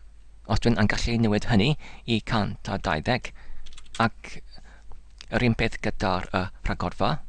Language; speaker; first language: Welsh; non-native, learner; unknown